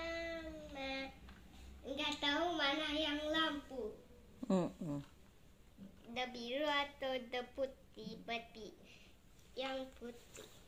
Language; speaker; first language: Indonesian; early bilingual, heritage; English